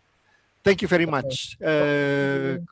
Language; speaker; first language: English; non-native, learner; Indonesian